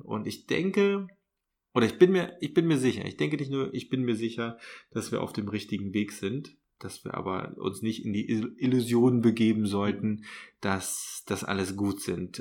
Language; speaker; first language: German; native; German